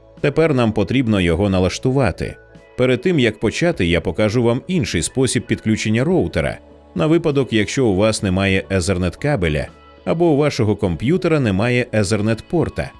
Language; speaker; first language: Ukrainian; native; Ukrainian